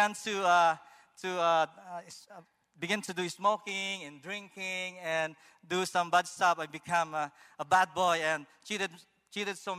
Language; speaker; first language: English; non-native, local second language; Filipino